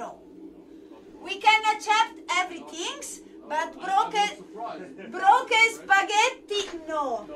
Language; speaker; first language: English; non-native, learner; Italian